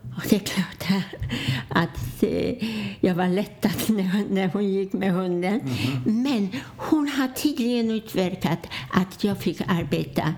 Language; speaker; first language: Swedish; non-native, fluent; Polish